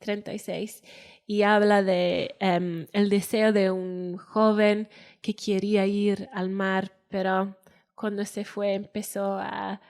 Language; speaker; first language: Spanish; non-native, fluent; Welsh